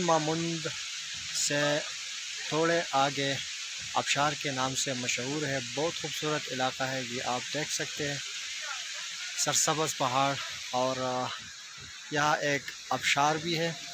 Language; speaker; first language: Hindi; non-native, local second language; Pashto